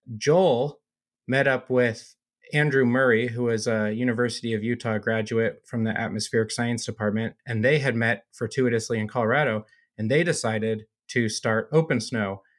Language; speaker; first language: English; native; English